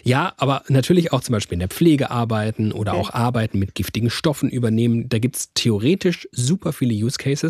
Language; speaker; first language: German; native; German